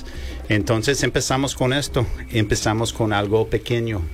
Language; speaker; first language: Spanish; non-native, fluent; English